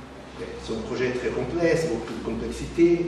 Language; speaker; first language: French; non-native, learner; Portuguese